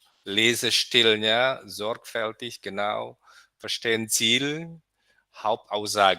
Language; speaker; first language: German; non-native, fluent; Indonesian